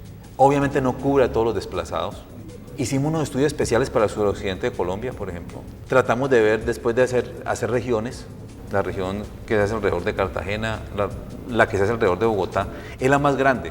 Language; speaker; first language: Spanish; native; Spanish